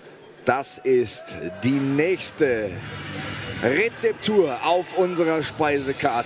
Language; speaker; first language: German; native; German